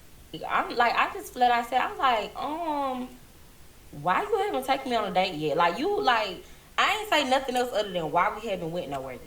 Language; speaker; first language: English; native; English